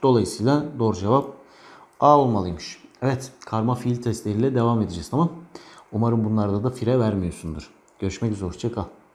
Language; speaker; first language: Turkish; native; Turkish